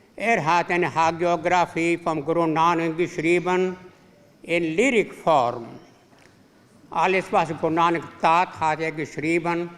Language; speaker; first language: German; non-native, fluent; Punjabi